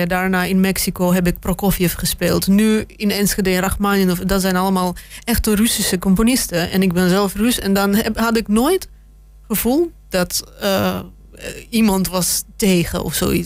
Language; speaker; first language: Dutch; non-native, fluent; Russian